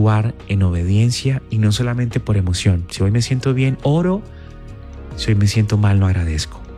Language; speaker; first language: Spanish; native; Spanish